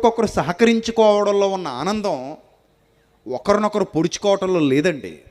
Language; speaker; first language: Telugu; native; Telugu